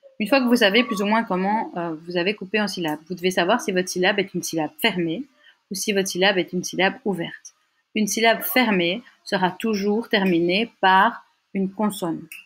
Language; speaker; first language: French; native; French